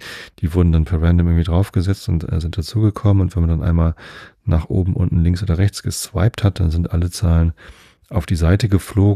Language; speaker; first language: German; native; German